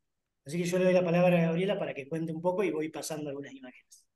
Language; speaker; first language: Spanish; native; Spanish